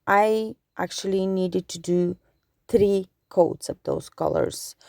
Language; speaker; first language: English; non-native, fluent; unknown